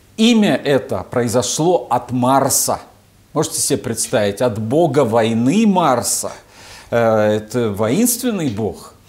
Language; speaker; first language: Russian; native; Russian